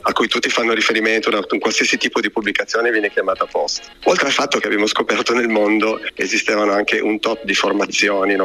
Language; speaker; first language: Italian; native; Italian